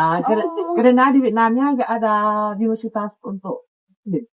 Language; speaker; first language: Indonesian; non-native, learner; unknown